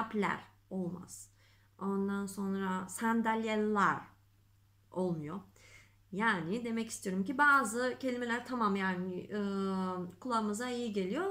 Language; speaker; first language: Turkish; non-native, fluent; Macedonian